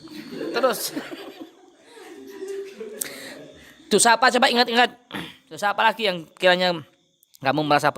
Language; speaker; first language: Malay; non-native, local second language; Javanese